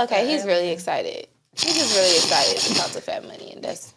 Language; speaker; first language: English; native; English